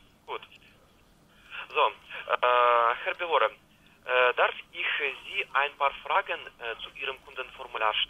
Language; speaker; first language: German; non-native, learner; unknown